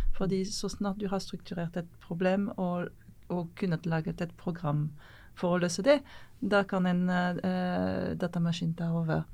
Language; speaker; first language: Norwegian; non-native, fluent; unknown